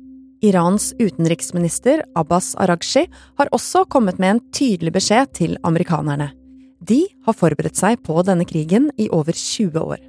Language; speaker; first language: Norwegian; native; Norwegian